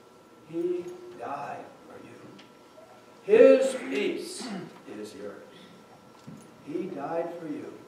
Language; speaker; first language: English; native; English